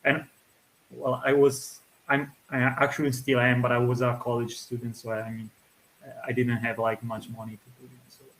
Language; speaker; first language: English; non-native, fluent; Italian